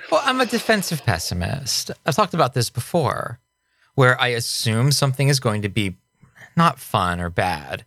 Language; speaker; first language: English; native; English